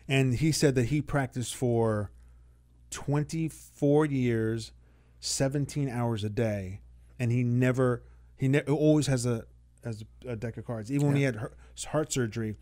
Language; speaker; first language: English; native; English